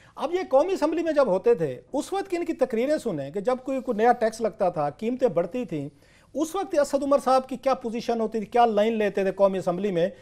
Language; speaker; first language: Urdu; non-native, local second language; Saraiki